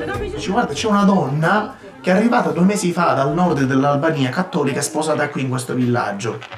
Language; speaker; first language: Italian; non-native, fluent; Albanian